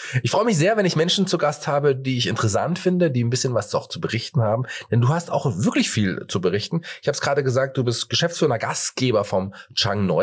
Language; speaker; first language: German; native; German